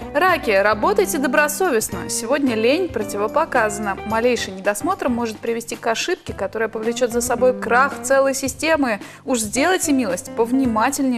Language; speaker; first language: Russian; native; Russian